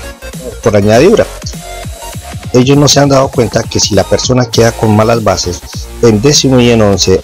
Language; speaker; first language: Spanish; native; Spanish